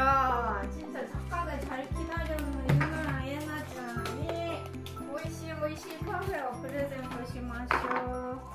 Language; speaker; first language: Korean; non-native, fluent; Japanese